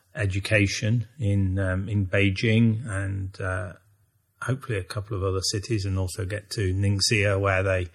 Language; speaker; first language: English; native; English